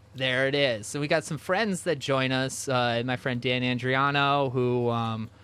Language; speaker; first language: English; native; English